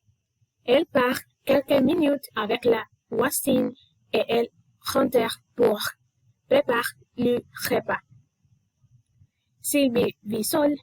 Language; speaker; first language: French; non-native, learner; Spanish